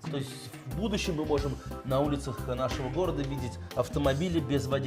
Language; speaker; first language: Russian; native; Russian